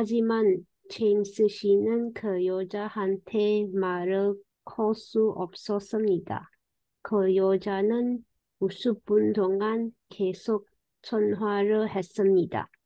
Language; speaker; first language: Korean; non-native, learner; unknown